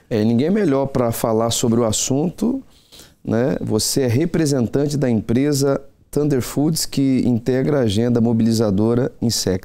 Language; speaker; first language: Portuguese; native; Portuguese